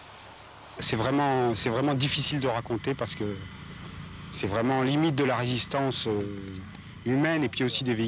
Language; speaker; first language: French; native; French